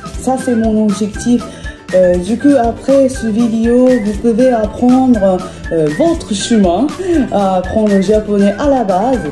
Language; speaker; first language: French; non-native, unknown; Japanese